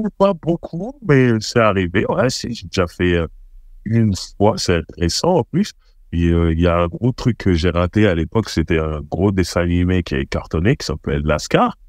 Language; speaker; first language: French; native; French